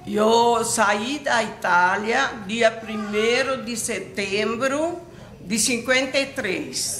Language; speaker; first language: Portuguese; non-native, fluent; Italian